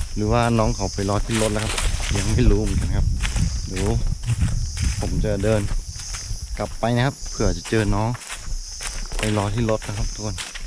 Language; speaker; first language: Thai; non-native, local second language; Karen languages